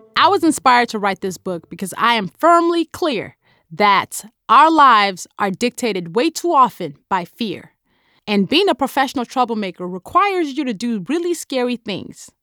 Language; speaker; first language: English; non-native, local second language; Yoruba